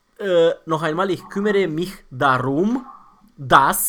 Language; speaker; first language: German; non-native, fluent; Romanian